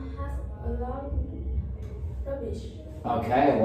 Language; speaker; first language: English; non-native, learner; Vietnamese